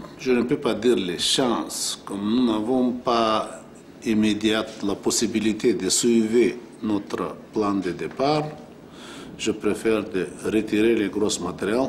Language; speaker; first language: French; non-native, fluent; Bulgarian